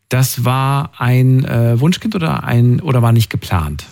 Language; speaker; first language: German; native; German